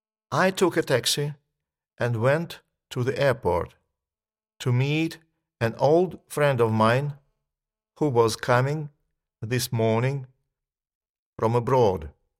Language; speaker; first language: English; non-native, fluent; Russian